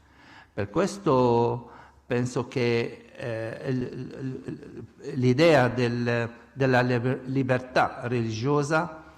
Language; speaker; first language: Italian; non-native, fluent; Arabic